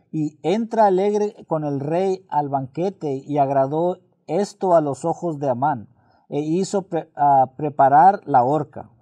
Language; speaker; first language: Spanish; early bilingual, heritage; Spanish